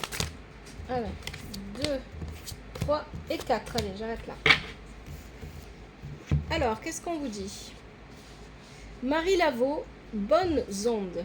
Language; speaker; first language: French; native; French